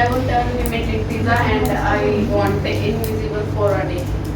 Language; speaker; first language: English; non-native, learner; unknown